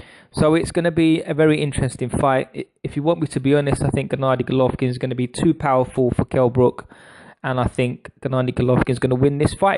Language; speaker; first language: English; native; English